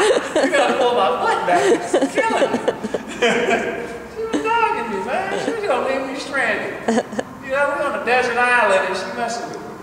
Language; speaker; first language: English; native; English